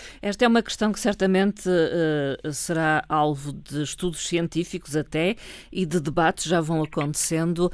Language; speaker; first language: Portuguese; native; Portuguese